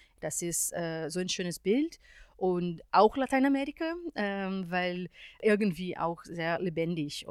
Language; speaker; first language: German; non-native, fluent; Portuguese